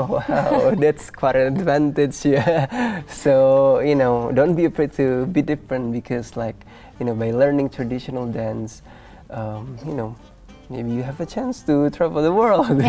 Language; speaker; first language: English; non-native, fluent; Indonesian